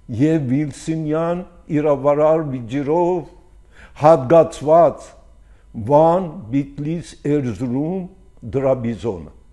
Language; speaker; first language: Armenian; early bilingual, heritage; Armenian